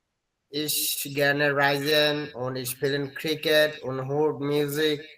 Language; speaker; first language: German; non-native, learner; Bangla